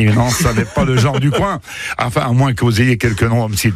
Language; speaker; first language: French; native; French